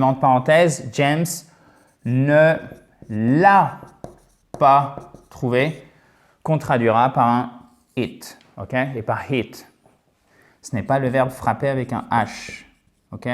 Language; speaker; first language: French; native; French